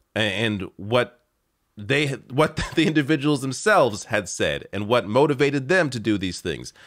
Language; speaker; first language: English; native; English